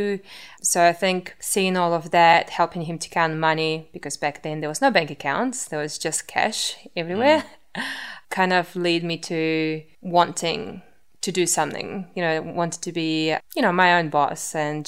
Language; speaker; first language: English; non-native, fluent; Russian